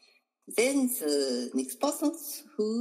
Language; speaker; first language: English; non-native, learner; Japanese